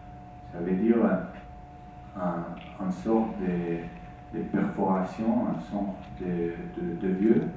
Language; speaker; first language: French; non-native, fluent; Italian